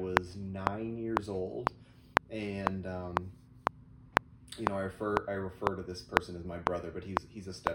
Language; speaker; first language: English; native; English